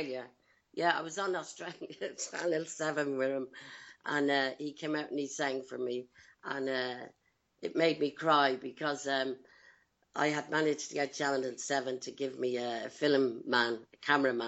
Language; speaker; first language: English; native; English